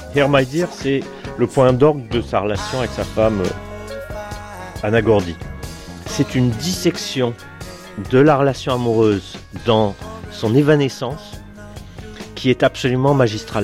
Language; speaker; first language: French; native; French